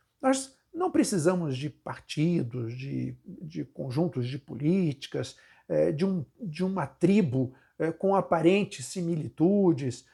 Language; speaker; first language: Portuguese; native; Portuguese